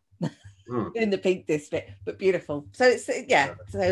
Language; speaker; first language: English; native; English